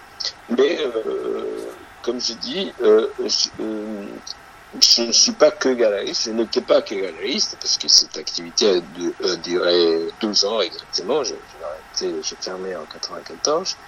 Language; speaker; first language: French; non-native, fluent; Spanish